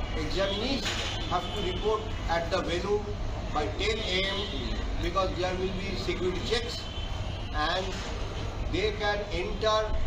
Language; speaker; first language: English; non-native, local second language; Bangla